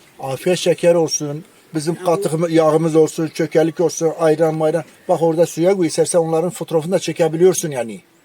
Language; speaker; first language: Turkish; native; Turkish